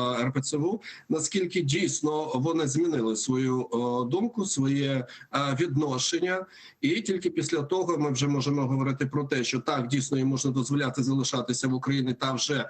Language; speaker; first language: Ukrainian; native; Ukrainian